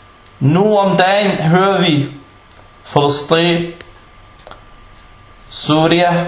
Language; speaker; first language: Danish; early bilingual, other home language; Arabic